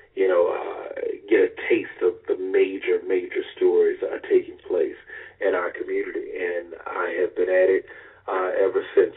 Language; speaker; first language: English; native; English